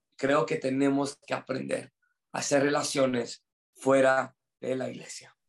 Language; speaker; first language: Spanish; non-native, fluent; English